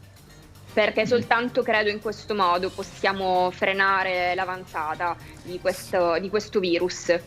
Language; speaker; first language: Italian; native; Italian